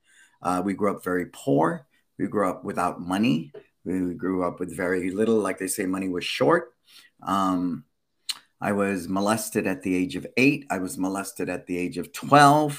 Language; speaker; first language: English; native; English